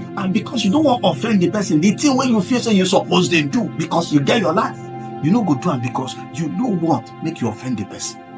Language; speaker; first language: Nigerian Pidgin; non-native, local second language; Igbo